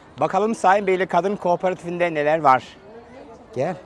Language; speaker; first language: Turkish; native; Turkish